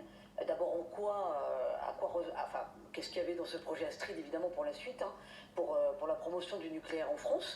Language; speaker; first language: French; native; French